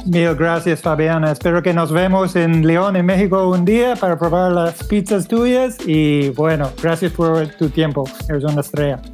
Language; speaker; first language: Spanish; non-native, fluent; English